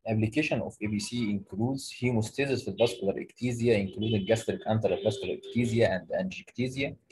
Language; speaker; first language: English; non-native, local second language; Arabic